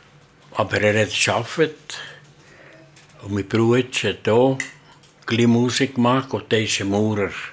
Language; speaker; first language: German; non-native, learner; Italian